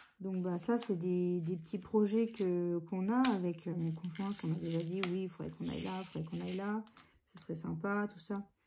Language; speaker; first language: French; early bilingual, other home language; Portuguese